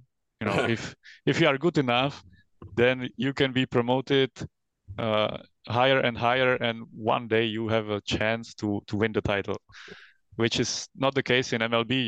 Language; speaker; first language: English; non-native, fluent; Czech